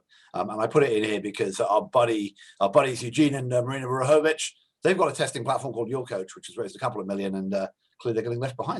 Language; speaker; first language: English; native; English